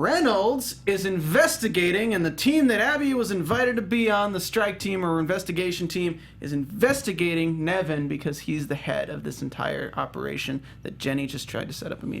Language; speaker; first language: English; native; English